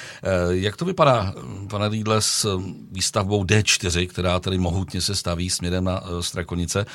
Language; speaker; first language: Czech; native; Czech